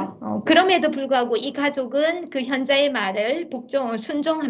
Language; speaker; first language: Korean; native; Korean